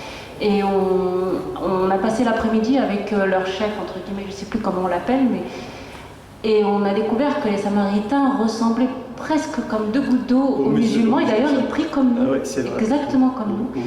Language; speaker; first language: French; native; French